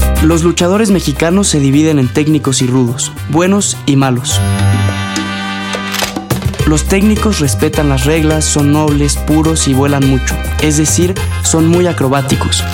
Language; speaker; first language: Spanish; native; Spanish